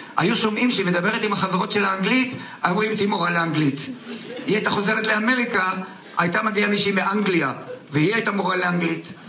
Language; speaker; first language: Hebrew; native; Hebrew